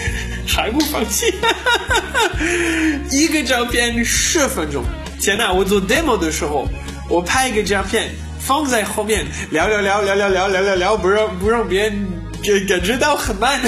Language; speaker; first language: Chinese; non-native, learner; French